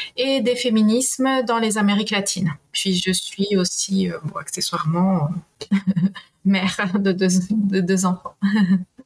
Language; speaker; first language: French; non-native, fluent; Spanish